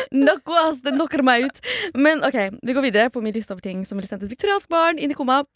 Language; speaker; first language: Norwegian; early bilingual, other home language; Kurdish